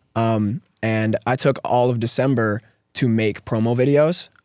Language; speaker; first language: English; native; English